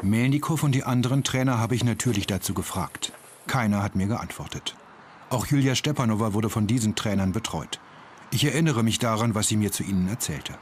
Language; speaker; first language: German; native; German